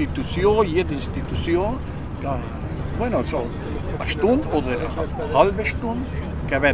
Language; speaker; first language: German; early bilingual, heritage; German